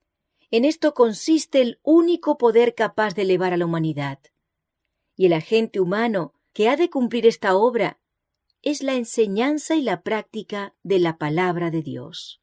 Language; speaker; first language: Spanish; native; Spanish